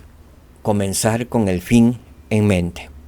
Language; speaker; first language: Spanish; native; Spanish